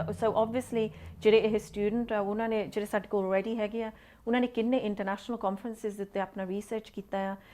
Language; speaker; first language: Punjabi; early bilingual, heritage; Punjabi